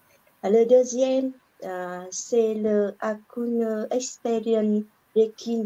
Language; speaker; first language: French; non-native, learner; Vietnamese